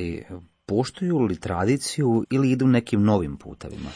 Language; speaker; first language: Croatian; native; Croatian